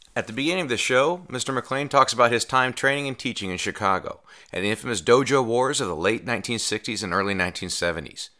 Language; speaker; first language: English; native; English